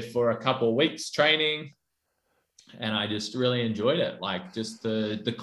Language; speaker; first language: English; native; English